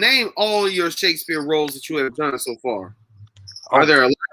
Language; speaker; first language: English; native; English